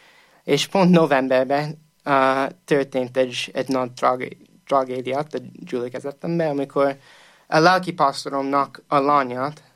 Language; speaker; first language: Hungarian; non-native, fluent; English